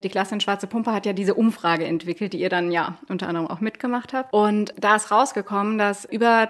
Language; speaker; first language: German; native; German